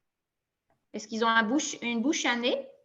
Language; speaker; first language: French; native; French